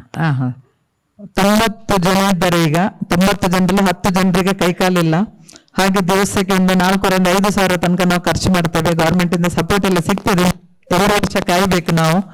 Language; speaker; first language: Kannada; non-native, local second language; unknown